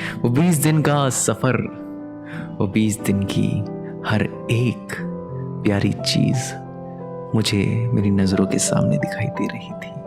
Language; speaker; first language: Hindi; native; Hindi